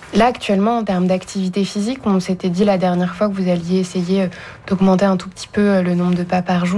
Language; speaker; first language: French; native; French